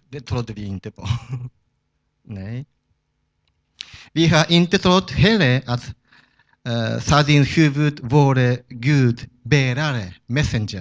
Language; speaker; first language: Swedish; non-native, fluent; Japanese